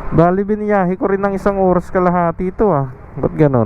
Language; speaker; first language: Filipino; native; Filipino